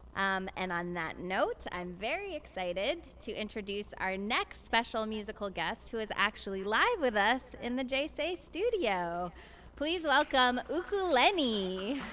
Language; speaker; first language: English; native; English